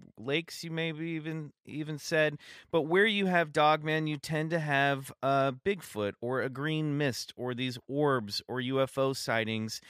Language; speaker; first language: English; native; English